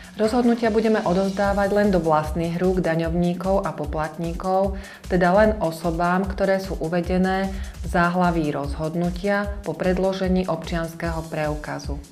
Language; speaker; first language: Slovak; native; Slovak